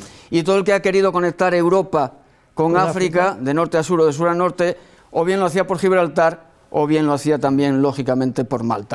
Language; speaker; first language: Spanish; native; Spanish